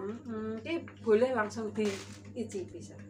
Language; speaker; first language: Indonesian; non-native, local second language; Javanese